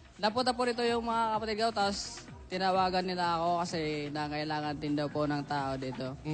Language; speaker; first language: Filipino; non-native, local second language; Waray